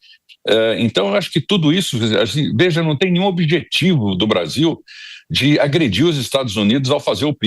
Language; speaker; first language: Portuguese; native; Portuguese